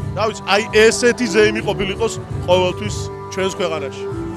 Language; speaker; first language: Georgian; native; Georgian